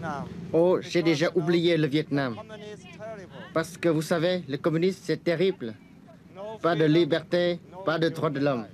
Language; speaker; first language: French; non-native, fluent; Vietnamese